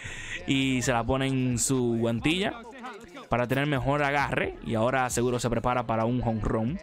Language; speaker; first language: Spanish; native; Spanish